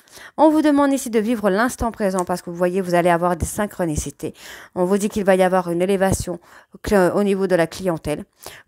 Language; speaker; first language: French; native; French